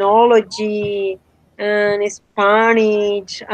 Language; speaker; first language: English; non-native, learner; Spanish